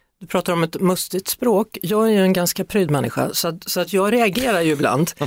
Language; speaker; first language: Swedish; native; Swedish